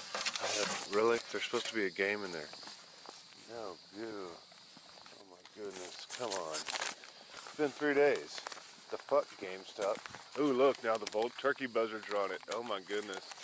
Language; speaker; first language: English; native; English